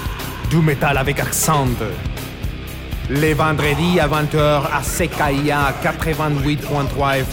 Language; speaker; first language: French; non-native, fluent; Spanish